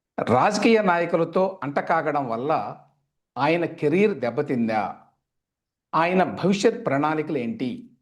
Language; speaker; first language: Telugu; native; Telugu